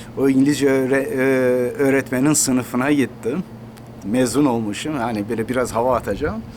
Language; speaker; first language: Turkish; non-native, local second language; Kurdish